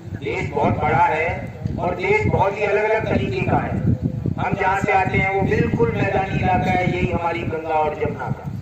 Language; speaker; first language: Hindi; native; Hindi